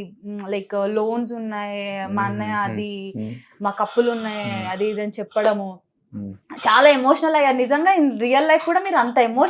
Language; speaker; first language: Telugu; native; Telugu